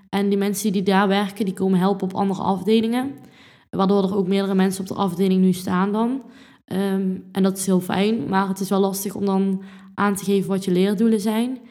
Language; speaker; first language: Dutch; native; Dutch